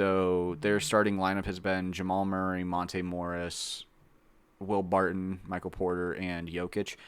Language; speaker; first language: English; native; English